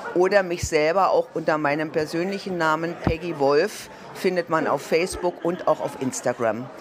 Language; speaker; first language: German; native; German